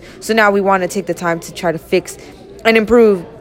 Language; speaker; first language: English; native; English